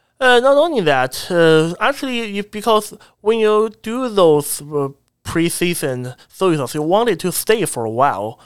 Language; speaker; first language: English; non-native, fluent; Chinese